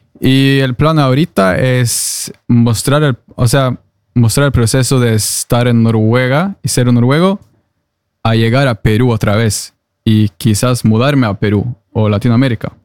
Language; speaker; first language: Spanish; non-native, fluent; Norwegian